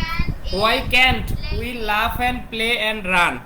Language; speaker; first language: English; non-native, fluent; Bangla